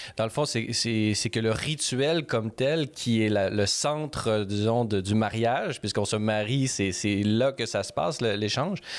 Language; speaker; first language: French; native; French